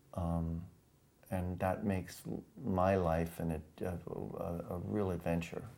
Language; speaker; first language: English; native; English